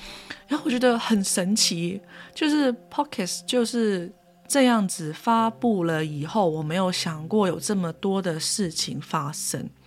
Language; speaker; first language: Chinese; non-native, local second language; Cantonese